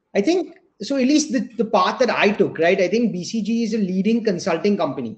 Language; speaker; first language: English; non-native, local second language; Gujarati